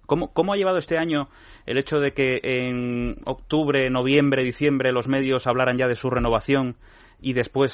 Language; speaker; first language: Spanish; native; Spanish